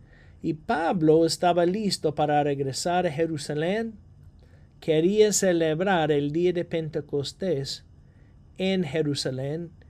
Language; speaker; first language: Spanish; non-native, fluent; English